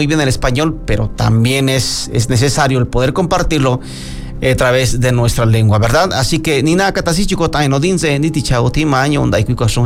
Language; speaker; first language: Spanish; non-native, local second language; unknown